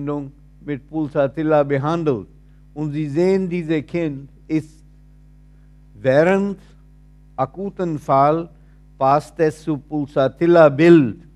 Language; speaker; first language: German; non-native, fluent; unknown